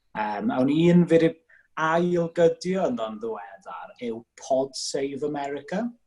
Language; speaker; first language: Welsh; native; Welsh